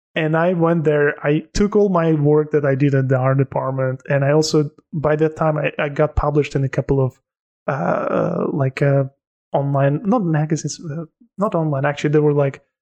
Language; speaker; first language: English; non-native, fluent; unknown